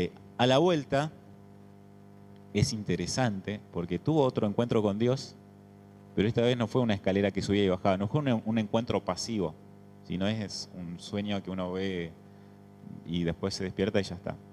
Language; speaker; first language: Spanish; native; Spanish